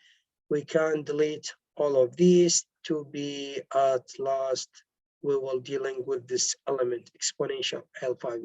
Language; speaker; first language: English; non-native, local second language; Arabic